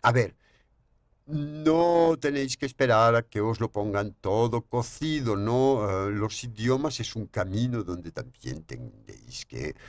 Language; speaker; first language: Spanish; non-native, fluent; French